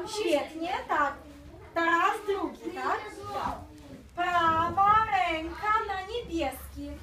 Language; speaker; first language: Polish; non-native, learner; Ukrainian